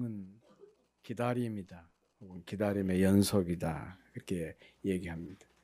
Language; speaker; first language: Korean; native; Korean